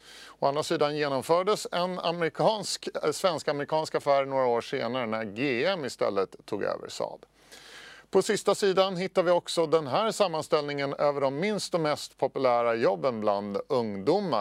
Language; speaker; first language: Swedish; native; Swedish